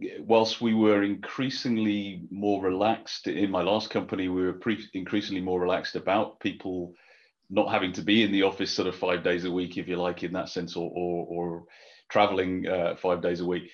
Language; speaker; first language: English; native; English